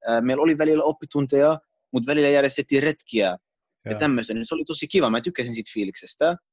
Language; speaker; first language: Finnish; early bilingual, other home language; Arabic